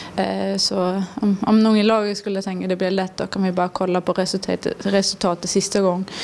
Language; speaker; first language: Swedish; non-native, fluent; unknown